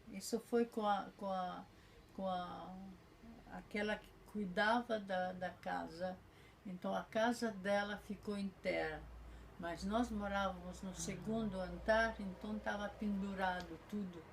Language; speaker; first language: Portuguese; non-native, fluent; Polish